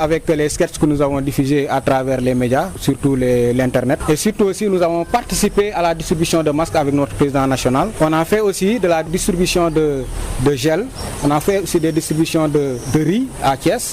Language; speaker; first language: French; non-native, local second language; Wolof